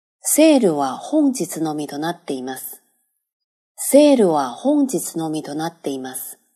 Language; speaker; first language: Japanese; non-native, fluent; Chinese